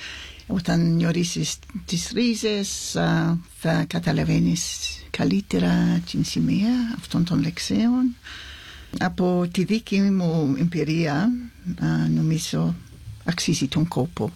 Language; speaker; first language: Greek; non-native, fluent; English